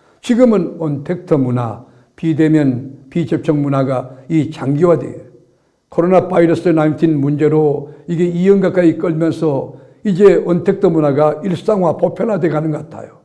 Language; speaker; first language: Korean; native; Korean